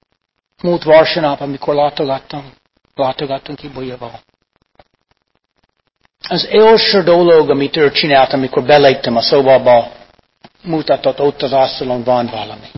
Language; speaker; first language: Hungarian; non-native, fluent; English